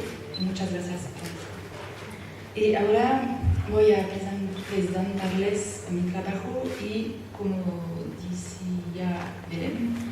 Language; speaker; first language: Spanish; non-native, learner; French